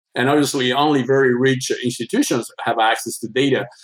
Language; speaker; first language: English; non-native, fluent; Spanish